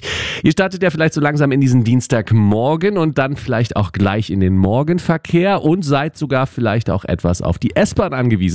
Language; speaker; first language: German; native; German